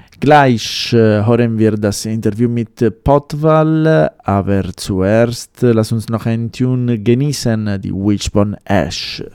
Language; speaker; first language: German; non-native, fluent; Italian